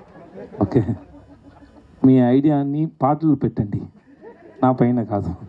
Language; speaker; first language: Telugu; non-native, learner; Tamil